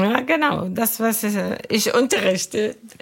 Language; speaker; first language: German; non-native, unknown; Arabic